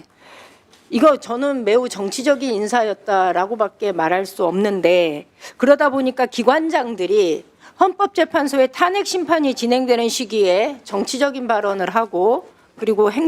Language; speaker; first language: Korean; native; Korean